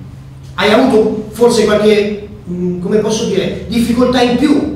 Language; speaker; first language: Italian; native; Italian